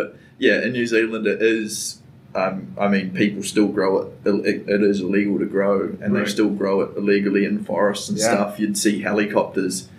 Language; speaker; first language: English; native; English